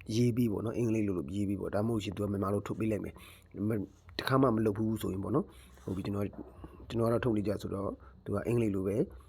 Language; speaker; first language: Burmese; native; Burmese